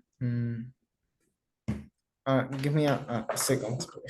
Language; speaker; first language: English; non-native, learner; Spanish